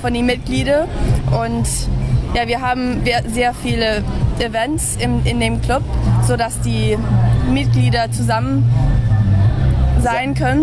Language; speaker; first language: German; early bilingual, heritage; English